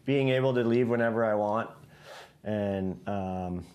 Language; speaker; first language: English; native; English